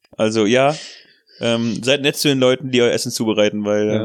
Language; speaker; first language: German; native; German